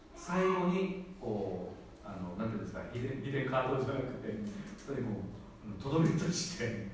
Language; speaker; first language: Japanese; non-native, fluent; Korean